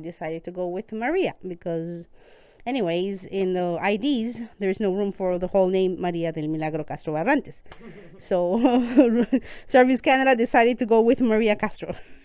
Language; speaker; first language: English; non-native, fluent; Spanish